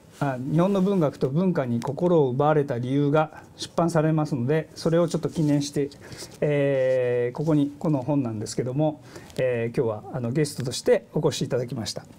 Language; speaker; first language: Japanese; native; Japanese